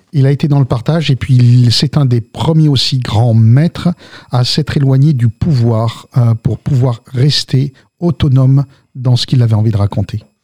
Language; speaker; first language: French; early bilingual, other home language; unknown